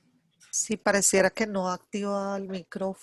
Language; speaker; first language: Spanish; native; Spanish